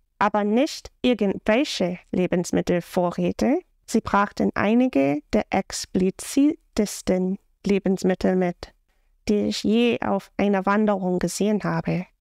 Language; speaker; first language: German; non-native, fluent; English